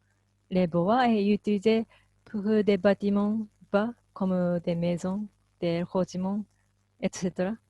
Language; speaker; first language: French; non-native, fluent; Japanese